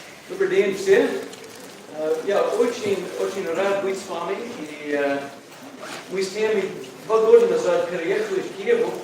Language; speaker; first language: Russian; non-native, learner; English